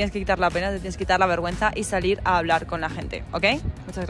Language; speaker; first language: Spanish; native; Spanish